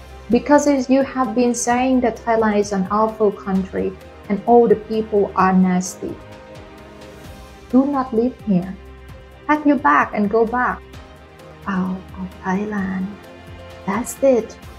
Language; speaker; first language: English; non-native, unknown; Thai